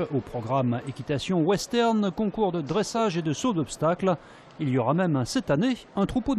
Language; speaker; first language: French; native; French